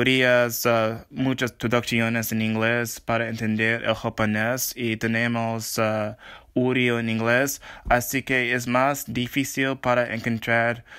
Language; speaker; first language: Spanish; non-native, learner; English